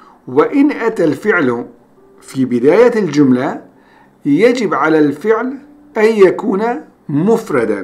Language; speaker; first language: Arabic; non-native, fluent; Turkish